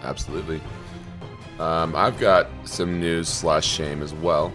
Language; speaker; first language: English; native; English